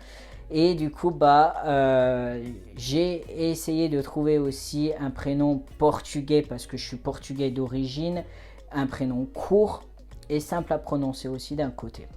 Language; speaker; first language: French; native; French